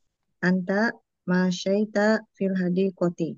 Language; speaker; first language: Arabic; non-native, learner; Indonesian